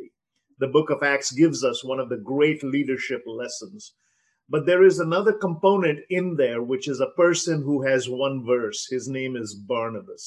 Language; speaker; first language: English; non-native, local second language; Telugu